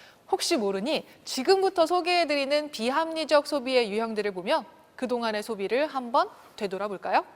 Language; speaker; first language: Korean; native; Korean